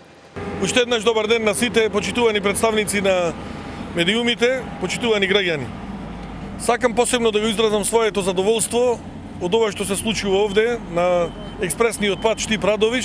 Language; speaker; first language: Macedonian; native; Macedonian